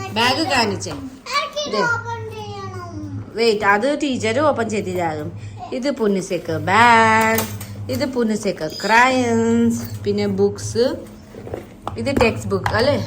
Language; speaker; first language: Malayalam; non-native, learner; Nepali